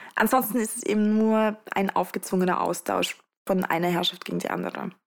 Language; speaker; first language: German; early bilingual, other home language; Russian